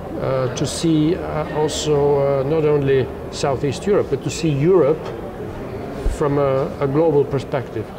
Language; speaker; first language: English; non-native, fluent; German